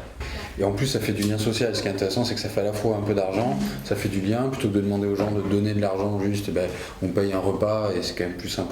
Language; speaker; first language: French; native; French